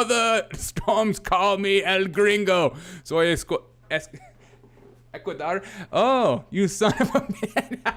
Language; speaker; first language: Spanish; non-native, learner; English